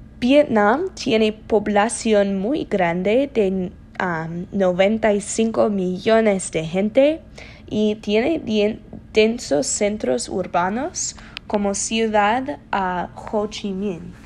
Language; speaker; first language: Spanish; non-native, learner; English